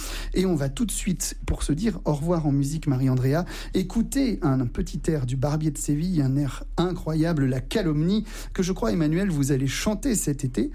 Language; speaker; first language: French; native; French